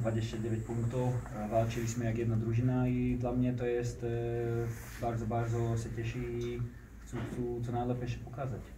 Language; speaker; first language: Polish; non-native, learner; Slovak